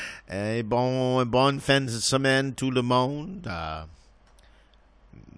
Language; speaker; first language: French; non-native, learner; English